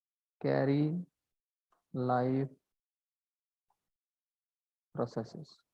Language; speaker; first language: English; non-native, learner; Arabic